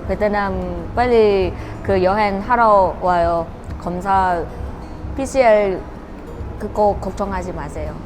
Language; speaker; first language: Korean; non-native, learner; Vietnamese